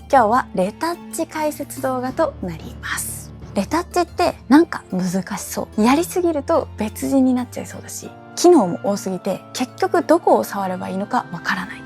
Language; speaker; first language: Japanese; native; Japanese